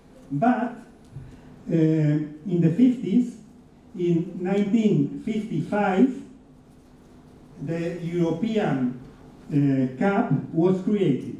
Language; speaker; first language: English; non-native, fluent; Spanish